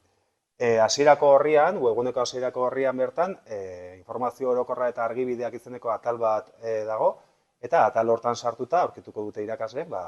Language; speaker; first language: Basque; native; Basque